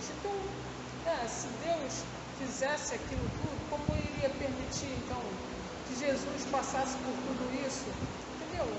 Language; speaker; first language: Portuguese; native; Portuguese